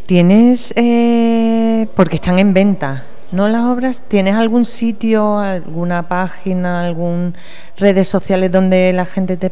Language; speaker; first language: Spanish; native; Spanish